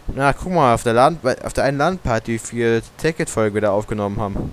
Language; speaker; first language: German; native; German